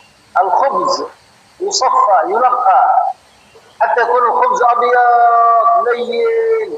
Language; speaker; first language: Arabic; non-native, fluent; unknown